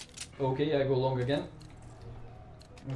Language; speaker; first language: English; non-native, learner; Portuguese